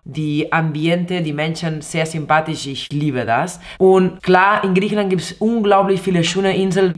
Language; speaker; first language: German; non-native, fluent; Spanish